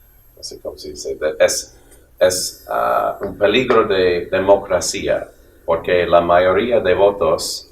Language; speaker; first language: Spanish; non-native, fluent; English